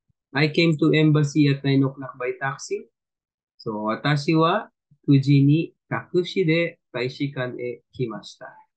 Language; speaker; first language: English; non-native, local second language; Filipino